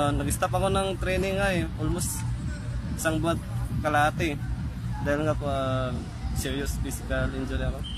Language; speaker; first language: Filipino; non-native, local second language; Cebuano